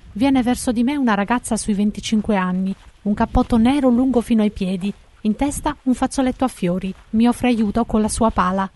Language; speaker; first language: Italian; native; Italian